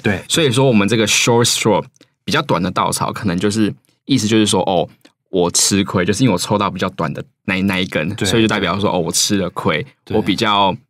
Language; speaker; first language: Chinese; native; Chinese